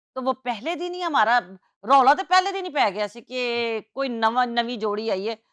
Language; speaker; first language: Urdu; non-native, local second language; Punjabi